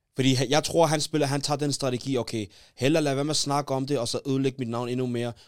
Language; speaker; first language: Danish; native; Danish